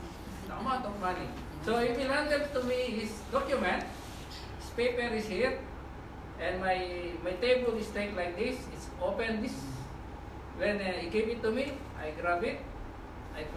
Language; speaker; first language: English; non-native, local second language; Filipino